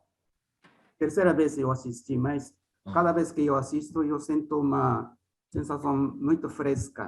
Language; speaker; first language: Portuguese; non-native, fluent; Japanese